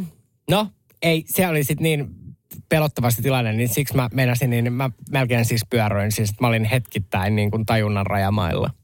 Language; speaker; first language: Finnish; native; Finnish